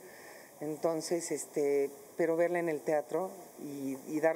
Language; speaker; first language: Spanish; native; Spanish